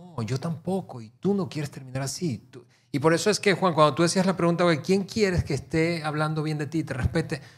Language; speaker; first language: Spanish; native; Spanish